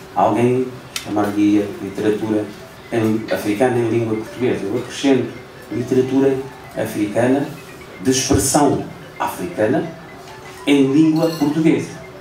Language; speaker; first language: Portuguese; non-native, local second language; Upper Guinea Crioulo